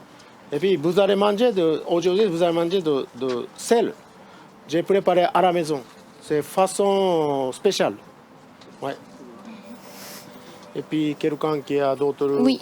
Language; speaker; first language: French; non-native, learner; Japanese